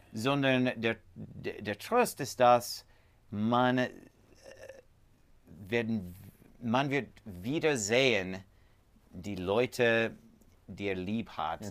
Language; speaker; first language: German; non-native, learner; English